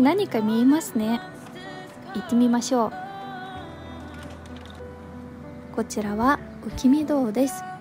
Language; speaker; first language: Japanese; non-native, fluent; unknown